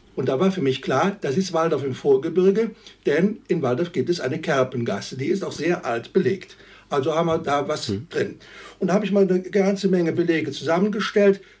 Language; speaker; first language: German; native; German